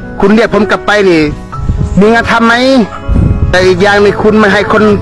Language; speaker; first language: Thai; non-native, fluent; Khmer